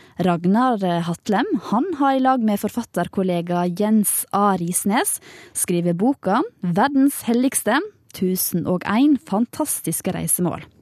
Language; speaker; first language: Norwegian; native; Norwegian